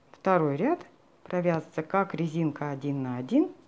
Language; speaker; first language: Russian; native; Russian